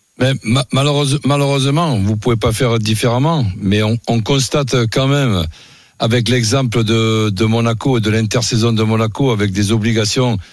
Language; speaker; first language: French; native; French